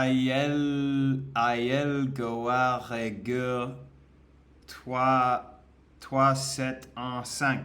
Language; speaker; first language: French; non-native, learner; English